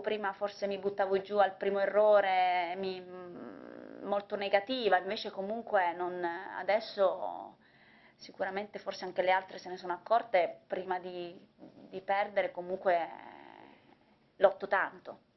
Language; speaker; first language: Italian; native; Italian